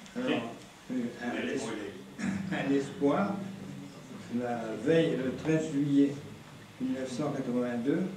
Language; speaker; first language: French; native; French